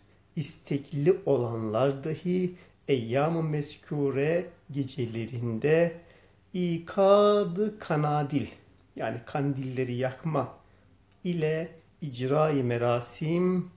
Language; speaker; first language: Turkish; native; Turkish